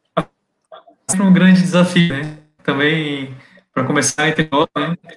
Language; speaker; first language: Portuguese; native; Portuguese